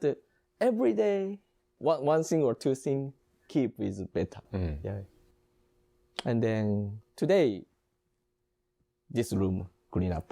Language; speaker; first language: English; non-native, learner; Japanese